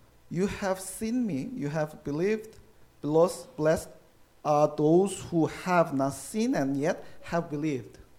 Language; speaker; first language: English; non-native, learner; Korean